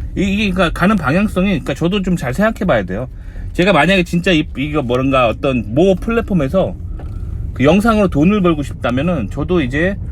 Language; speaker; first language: Korean; native; Korean